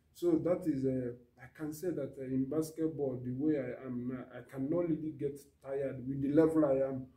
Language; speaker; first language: English; non-native, local second language; Igbo